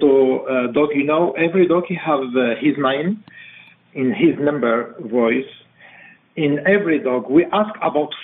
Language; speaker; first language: English; non-native, learner; French